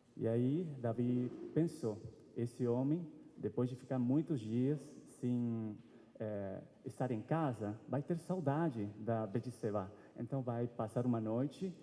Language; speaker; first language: Portuguese; non-native, fluent; Spanish